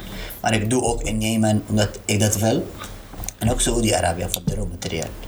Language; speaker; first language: Dutch; non-native, learner; Arabic